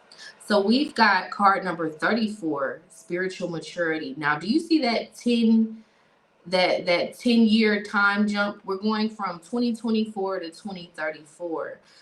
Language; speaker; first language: English; native; English